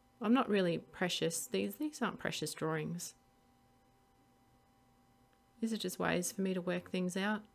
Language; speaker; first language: English; native; English